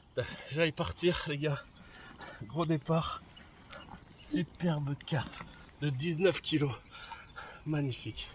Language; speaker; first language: French; native; French